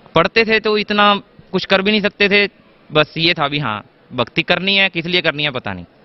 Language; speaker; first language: Hindi; native; Hindi